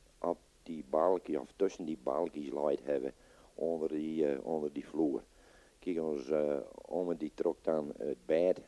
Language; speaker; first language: Dutch; non-native, local second language; Western Frisian